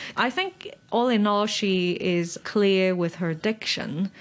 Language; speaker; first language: English; non-native, local second language; Cantonese